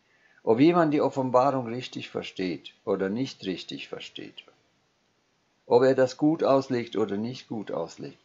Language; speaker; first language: German; non-native, fluent; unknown